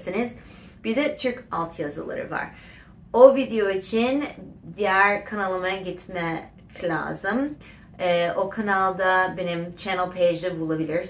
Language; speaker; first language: Turkish; non-native, fluent; English